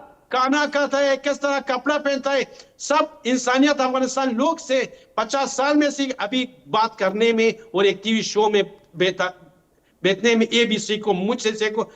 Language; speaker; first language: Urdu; non-native, learner; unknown